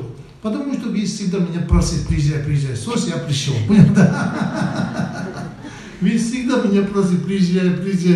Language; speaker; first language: Russian; non-native, learner; Tibetan